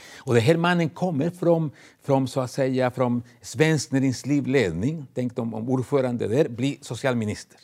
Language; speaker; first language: Swedish; non-native, fluent; Spanish